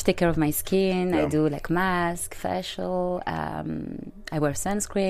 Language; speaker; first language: English; non-native, fluent; French